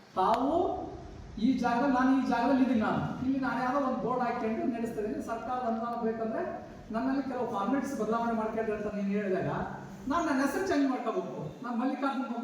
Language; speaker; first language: Kannada; native; Kannada